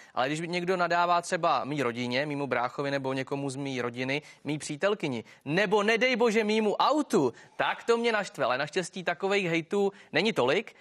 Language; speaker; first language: Czech; native; Czech